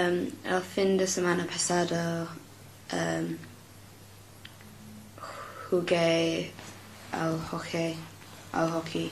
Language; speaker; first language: Spanish; non-native, learner; English